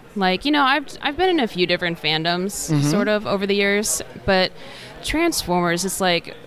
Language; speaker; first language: English; native; English